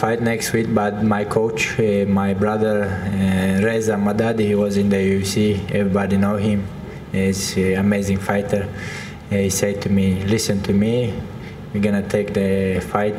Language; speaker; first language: English; non-native, fluent; Russian